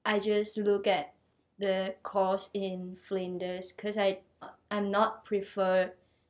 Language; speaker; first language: English; non-native, local second language; Chinese